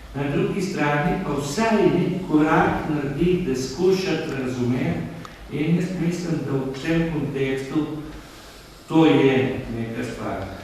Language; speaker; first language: Slovenian; native; Slovenian